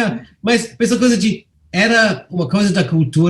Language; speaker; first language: Portuguese; non-native, fluent; English